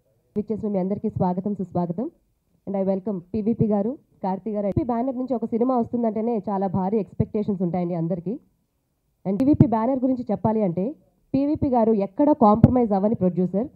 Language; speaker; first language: Telugu; native; Telugu